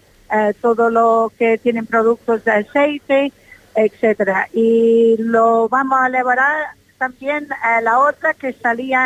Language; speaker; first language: Spanish; non-native, fluent; English